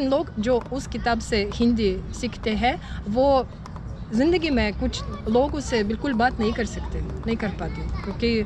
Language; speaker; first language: Hindi; non-native, fluent; Russian